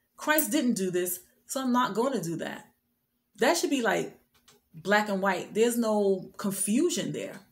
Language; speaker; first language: English; native; English